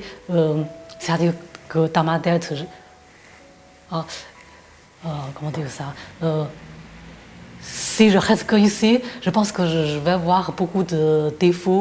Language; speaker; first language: French; non-native, fluent; Chinese